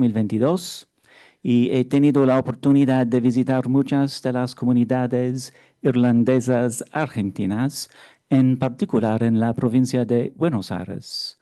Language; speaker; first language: Spanish; non-native, fluent; English